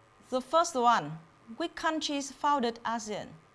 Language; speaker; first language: English; non-native, fluent; Vietnamese